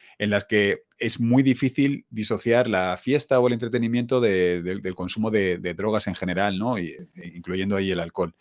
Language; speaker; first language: Spanish; native; Spanish